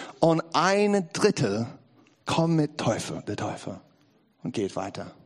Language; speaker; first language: German; non-native, learner; English